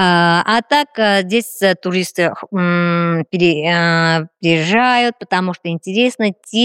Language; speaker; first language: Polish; non-native, learner; Armenian